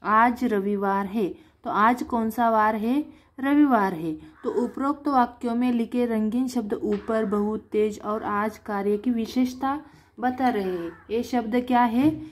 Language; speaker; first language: Hindi; non-native, local second language; Marathi